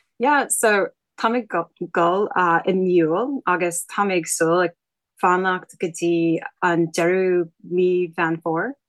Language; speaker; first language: Irish; non-native, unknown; English